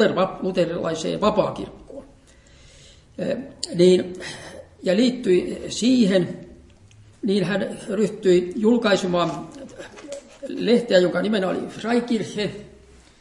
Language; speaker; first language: Finnish; native; Finnish